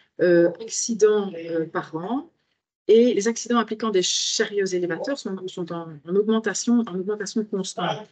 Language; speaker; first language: French; native; French